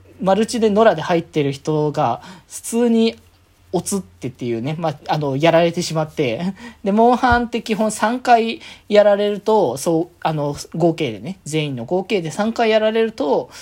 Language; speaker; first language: Japanese; native; Japanese